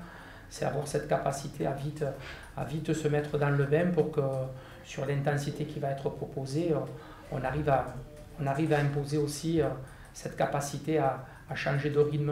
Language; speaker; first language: French; native; French